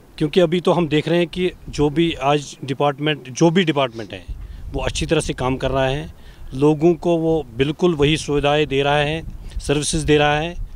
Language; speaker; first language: Hindi; non-native, local second language; Kashmiri